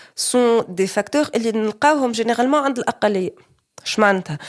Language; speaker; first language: French; non-native, local second language; Arabic